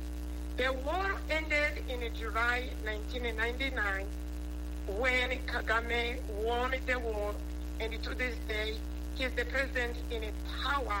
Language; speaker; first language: English; non-native, local second language; Kinyarwanda